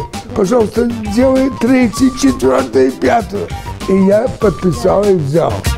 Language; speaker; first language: Russian; early bilingual, heritage; French